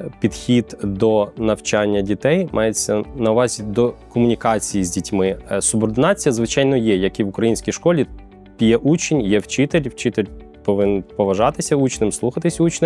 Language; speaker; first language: Ukrainian; native; Ukrainian